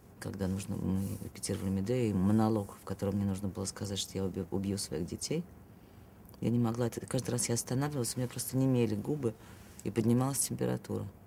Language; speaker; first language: Russian; native; Russian